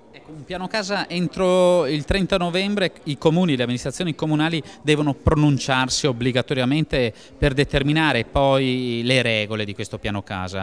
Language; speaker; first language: Italian; native; Italian